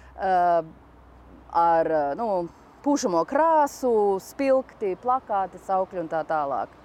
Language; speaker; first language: Latvian; early bilingual, heritage; Latvian